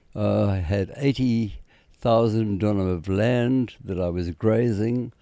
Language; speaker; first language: English; native; English